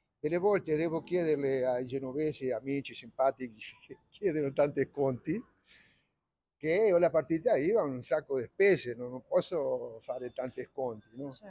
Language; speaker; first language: Italian; non-native, fluent; Spanish